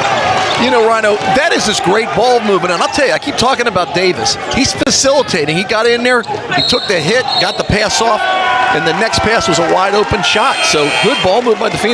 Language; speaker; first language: English; native; English